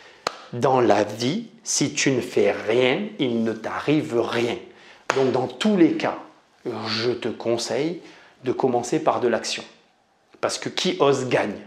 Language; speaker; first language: French; native; French